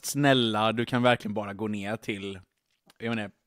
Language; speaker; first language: Swedish; native; Swedish